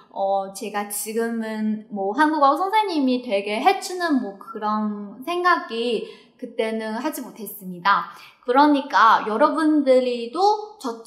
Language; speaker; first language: Korean; non-native, fluent; Chinese